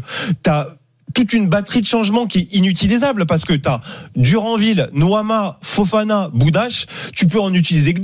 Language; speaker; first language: French; native; French